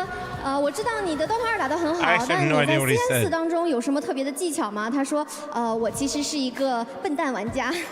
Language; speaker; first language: Chinese; native; Chinese